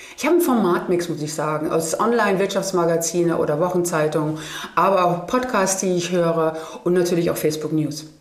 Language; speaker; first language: German; native; German